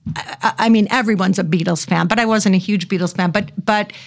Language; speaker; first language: English; native; English